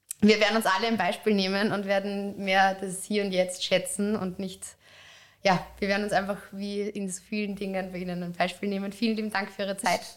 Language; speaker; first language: German; native; German